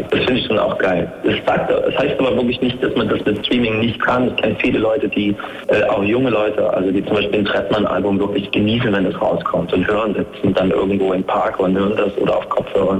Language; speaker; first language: German; native; German